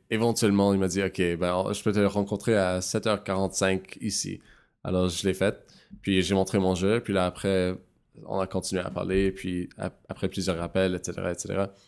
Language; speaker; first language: French; non-native, local second language; English